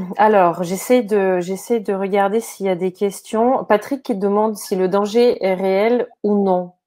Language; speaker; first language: French; non-native, fluent; Ukrainian